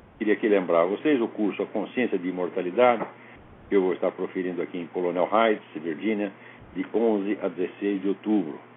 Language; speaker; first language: Portuguese; native; Portuguese